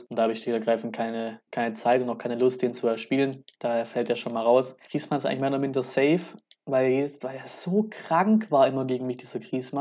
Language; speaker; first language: German; native; German